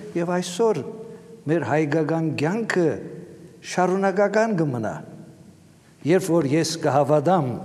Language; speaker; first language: Armenian; native; Armenian